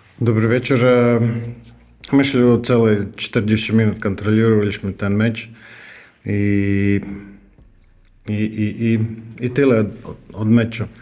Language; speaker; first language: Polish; non-native, learner; Russian